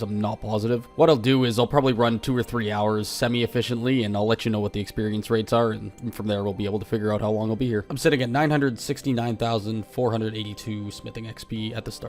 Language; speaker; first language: English; native; English